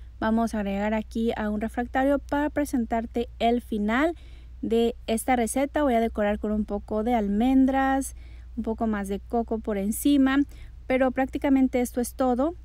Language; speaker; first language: Spanish; native; Spanish